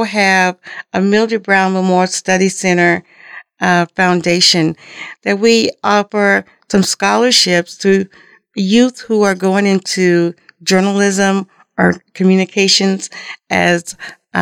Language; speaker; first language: English; native; English